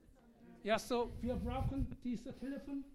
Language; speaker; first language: German; non-native, learner; Korean